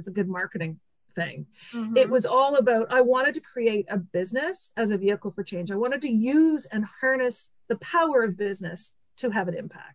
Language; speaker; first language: English; native; English